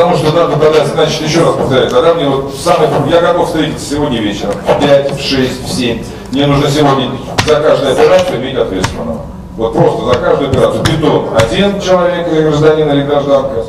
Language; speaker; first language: Russian; native; Russian